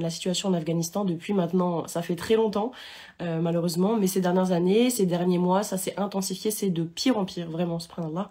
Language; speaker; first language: French; native; French